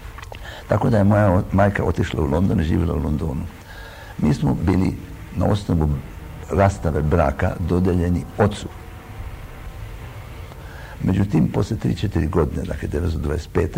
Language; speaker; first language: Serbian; early bilingual, heritage; Croatian